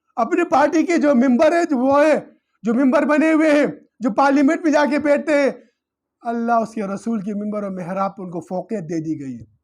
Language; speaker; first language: Urdu; non-native, local second language; Pashto